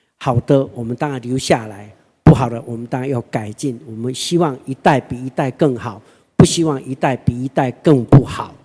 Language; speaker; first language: Chinese; non-native, local second language; Hakka Chinese